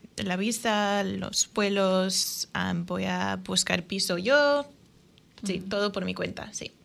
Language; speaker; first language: Spanish; non-native, fluent; English